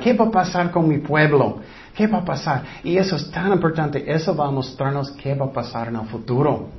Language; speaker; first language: Spanish; non-native, fluent; English